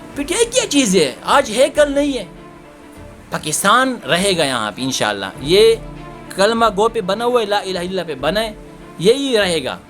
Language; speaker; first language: Urdu; non-native, local second language; Pashto